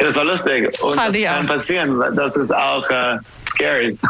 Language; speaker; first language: German; non-native, learner; English